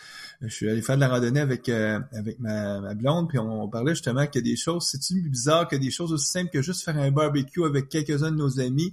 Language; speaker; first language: French; native; French